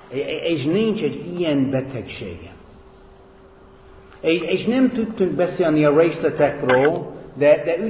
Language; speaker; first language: Hungarian; non-native, fluent; English